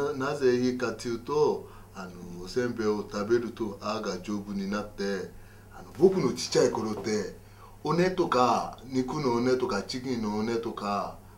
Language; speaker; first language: Japanese; non-native, fluent; Yoruba